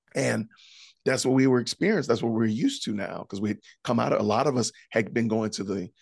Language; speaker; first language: English; native; English